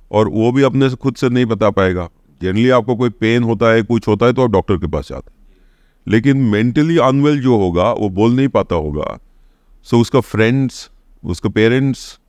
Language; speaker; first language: Hindi; non-native, local second language; Odia